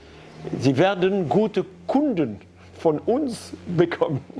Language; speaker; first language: German; non-native, learner; French